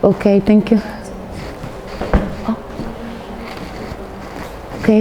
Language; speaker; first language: English; non-native, fluent; Arabic